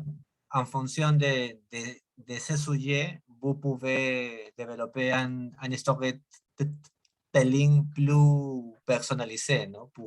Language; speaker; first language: French; non-native, learner; Spanish